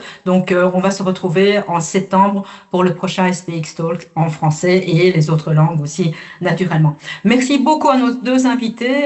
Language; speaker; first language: French; native; French